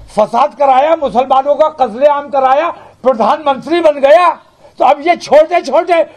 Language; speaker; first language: Hindi; native; Hindi